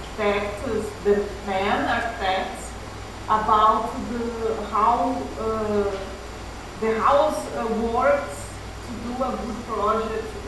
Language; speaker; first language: English; non-native, fluent; Portuguese